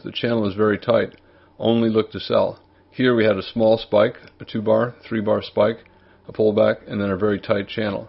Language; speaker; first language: English; native; English